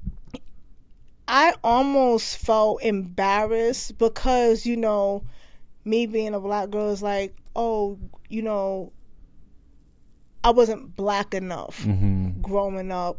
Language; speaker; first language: English; native; English